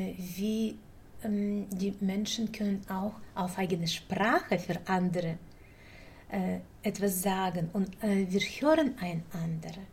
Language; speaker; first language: German; non-native, learner; Russian